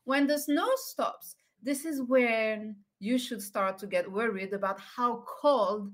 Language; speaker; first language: English; non-native, fluent; French